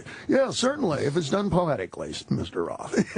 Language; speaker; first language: English; native; English